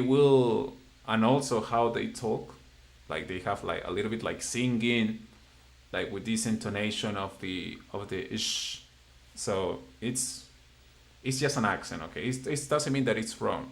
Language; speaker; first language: English; non-native, fluent; Spanish